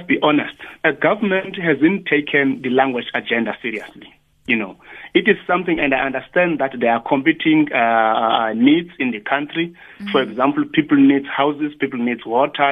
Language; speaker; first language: English; non-native, local second language; Xhosa